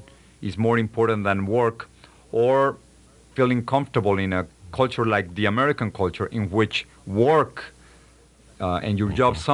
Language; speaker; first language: English; non-native, fluent; Spanish